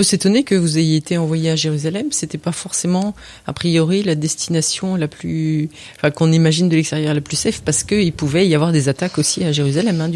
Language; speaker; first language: French; native; French